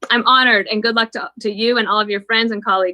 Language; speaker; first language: English; native; English